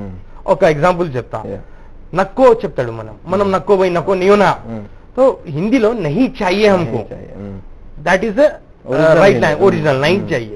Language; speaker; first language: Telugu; non-native, local second language; Urdu